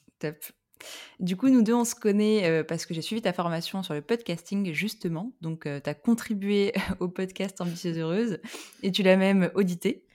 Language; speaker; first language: French; native; French